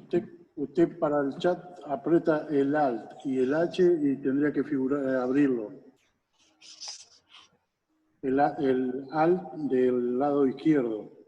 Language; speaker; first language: Spanish; native; Spanish